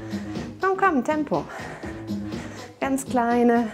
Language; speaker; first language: German; native; German